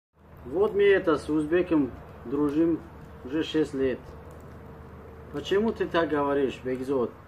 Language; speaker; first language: Russian; non-native, learner; Tajik